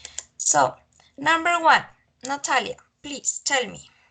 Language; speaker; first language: English; non-native, learner; Spanish